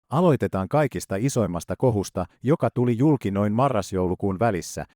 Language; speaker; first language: Finnish; native; Finnish